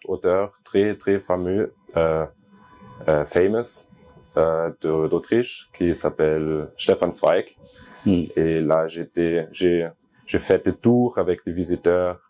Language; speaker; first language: French; non-native, learner; German